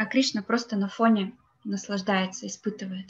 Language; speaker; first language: Russian; native; Russian